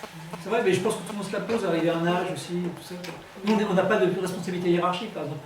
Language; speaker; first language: French; native; French